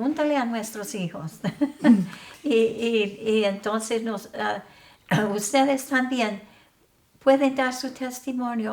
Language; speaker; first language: Spanish; non-native, fluent; English